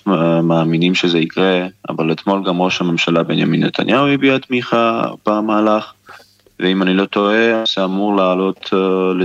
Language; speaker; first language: Hebrew; non-native, fluent; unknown